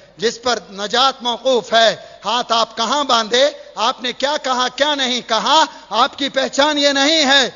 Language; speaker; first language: Urdu; native; Urdu